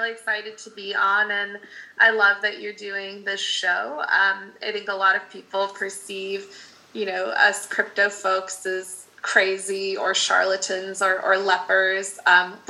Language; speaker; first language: English; non-native, fluent; Dutch